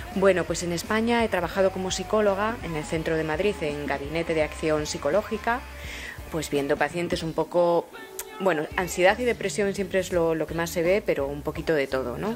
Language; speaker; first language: Spanish; native; Spanish